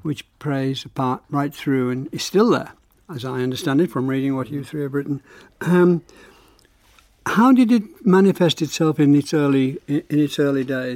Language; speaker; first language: English; native; English